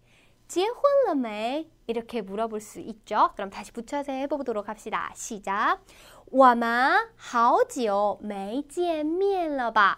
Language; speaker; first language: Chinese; non-native, fluent; Korean